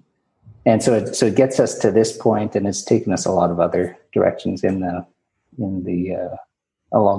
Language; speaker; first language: English; native; English